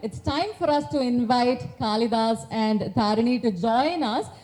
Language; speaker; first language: English; non-native, local second language; Tamil